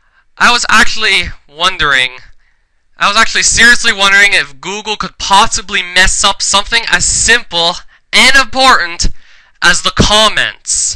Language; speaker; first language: English; native; English